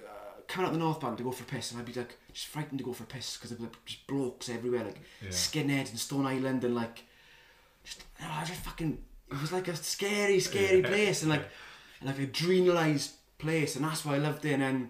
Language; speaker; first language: English; native; English